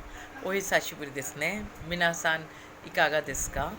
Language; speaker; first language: Japanese; non-native, fluent; Hindi